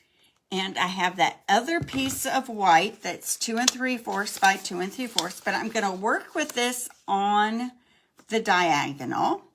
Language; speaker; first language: English; native; English